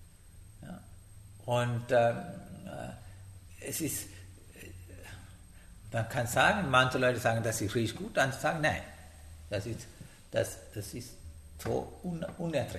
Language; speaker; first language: German; non-native, learner; Sinhala